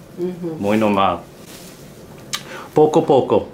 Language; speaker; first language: Spanish; non-native, learner; English